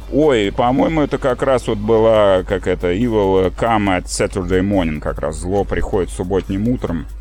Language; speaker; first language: Russian; native; Russian